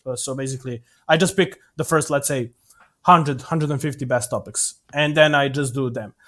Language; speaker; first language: English; non-native, fluent; Serbian